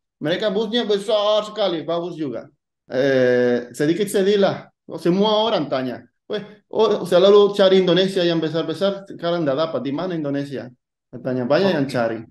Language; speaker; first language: Indonesian; non-native, fluent; Spanish